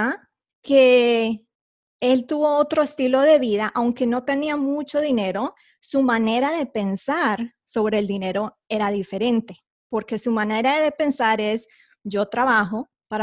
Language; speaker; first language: Spanish; early bilingual, heritage; Spanish